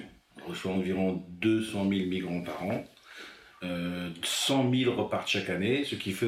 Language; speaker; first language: French; native; French